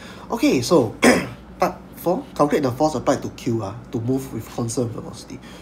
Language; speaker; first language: English; non-native, local second language; Chinese